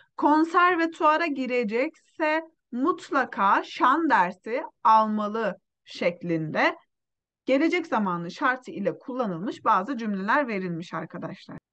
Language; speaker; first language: Turkish; non-native, fluent; Uyghur